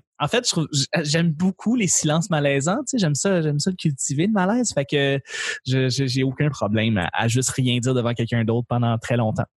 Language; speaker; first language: French; native; French